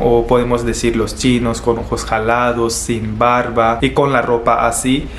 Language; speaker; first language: Spanish; non-native, fluent; Hindi